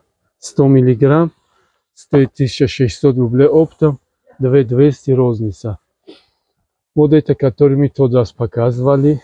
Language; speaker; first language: Russian; non-native, learner; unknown